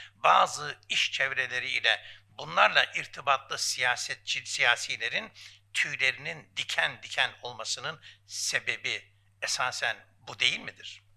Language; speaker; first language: Turkish; native; Turkish